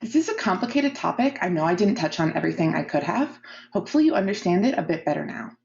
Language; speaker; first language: English; native; English